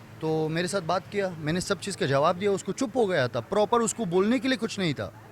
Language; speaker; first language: Hindi; non-native, fluent; Persian